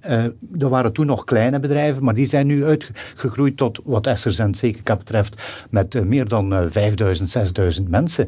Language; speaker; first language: Dutch; native; Dutch